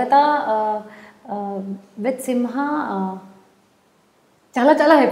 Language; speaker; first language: Telugu; non-native, learner; Hindi